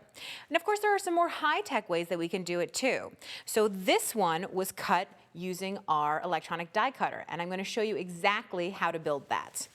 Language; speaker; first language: English; native; English